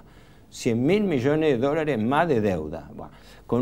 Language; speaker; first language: Spanish; native; Spanish